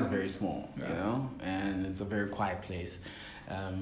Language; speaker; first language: English; non-native, local second language; Swati